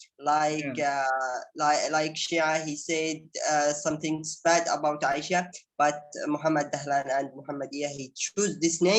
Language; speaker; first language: English; non-native, learner; Arabic